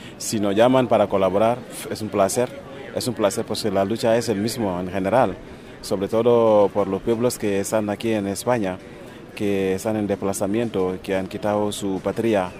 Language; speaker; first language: Spanish; non-native, fluent; Wolof